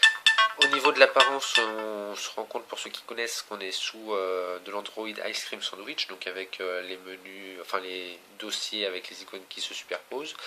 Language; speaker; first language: French; native; French